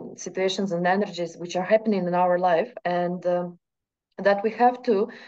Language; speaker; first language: English; non-native, fluent; Russian